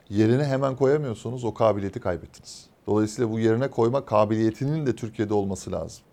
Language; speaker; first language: Turkish; native; Turkish